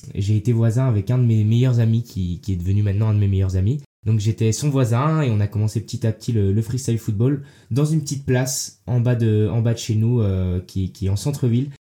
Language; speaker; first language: French; early bilingual, heritage; French